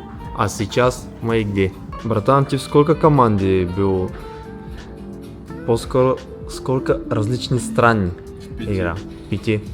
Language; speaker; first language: Russian; non-native, learner; Bulgarian